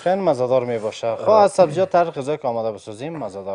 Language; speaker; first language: Persian; native; Persian